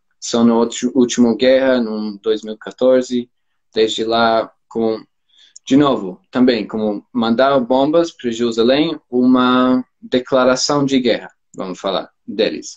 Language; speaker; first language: Portuguese; non-native, fluent; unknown